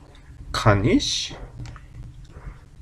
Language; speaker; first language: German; non-native, fluent; Korean